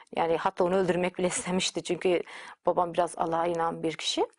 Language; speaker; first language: Turkish; native; Turkish